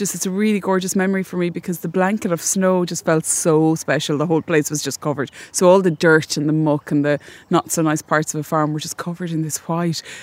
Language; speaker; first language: English; native; English